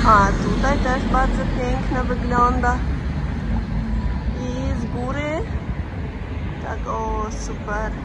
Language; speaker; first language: Polish; non-native, learner; Ukrainian